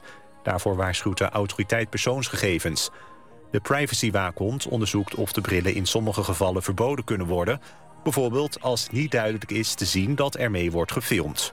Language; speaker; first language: Dutch; native; Dutch